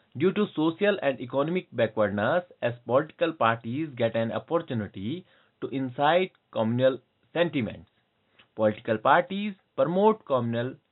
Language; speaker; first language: English; non-native, local second language; Hindi